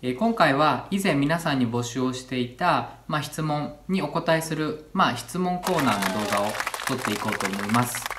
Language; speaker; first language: Japanese; native; Japanese